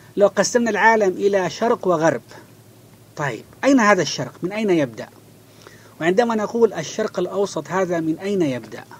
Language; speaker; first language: Arabic; non-native, fluent; Malay